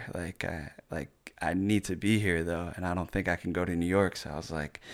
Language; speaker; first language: English; native; English